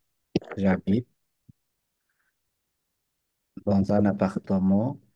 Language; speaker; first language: French; non-native, fluent; Bangla